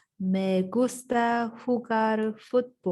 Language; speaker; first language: Spanish; non-native, learner; English